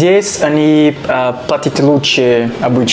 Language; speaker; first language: Russian; non-native, learner; Portuguese